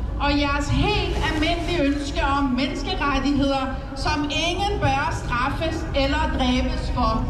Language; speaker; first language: Danish; early bilingual, other home language; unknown